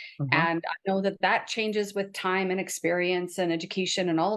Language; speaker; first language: English; native; English